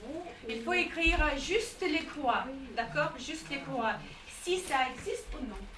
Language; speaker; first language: French; non-native, fluent; Russian